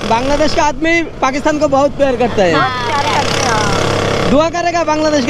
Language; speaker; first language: Hindi; non-native, learner; Bangla